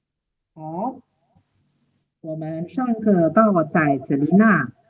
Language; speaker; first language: Chinese; non-native, learner; Indonesian